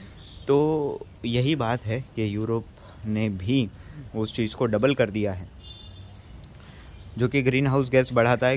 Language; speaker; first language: Hindi; native; Hindi